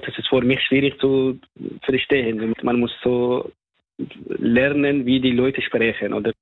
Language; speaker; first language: German; non-native, fluent; Persian